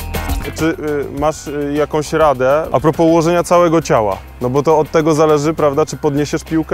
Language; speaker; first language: Polish; native; Polish